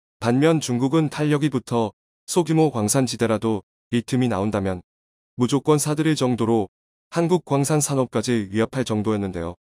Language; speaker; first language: Korean; native; Korean